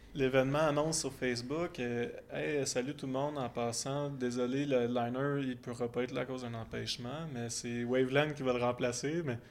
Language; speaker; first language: French; native; French